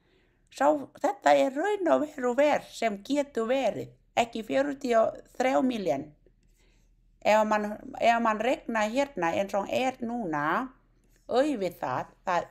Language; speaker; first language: Icelandic; non-native, learner; Thai